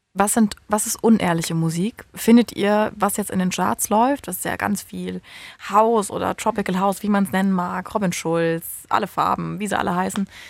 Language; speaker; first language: German; native; German